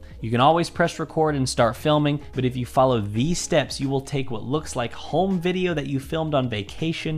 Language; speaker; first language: English; native; English